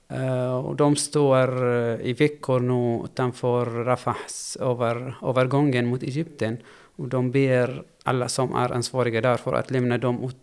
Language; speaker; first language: Swedish; non-native, fluent; Arabic